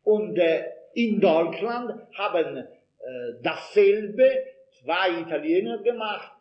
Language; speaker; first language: German; non-native, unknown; Italian